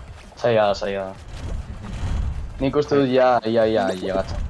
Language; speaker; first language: Basque; non-native, local second language; Spanish